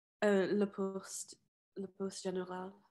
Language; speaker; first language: French; non-native, learner; English